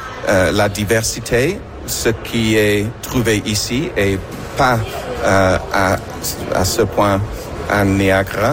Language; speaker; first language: French; non-native, learner; English